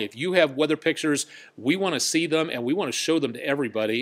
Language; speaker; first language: English; native; English